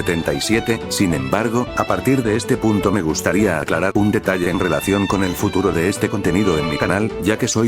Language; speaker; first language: Spanish; native; Spanish